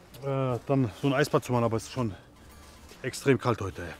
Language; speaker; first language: German; native; German